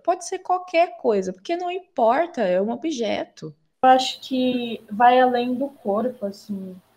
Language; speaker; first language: Portuguese; native; Portuguese